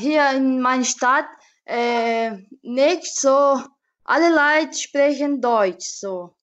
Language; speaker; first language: German; early bilingual, heritage; German